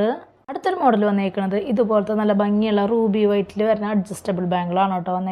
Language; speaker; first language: Malayalam; native; Malayalam